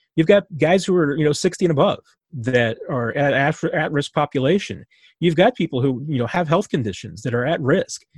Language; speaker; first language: English; native; English